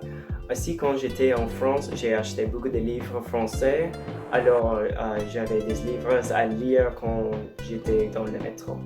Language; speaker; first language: French; non-native, learner; English